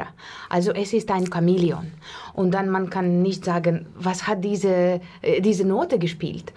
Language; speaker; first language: German; non-native, learner; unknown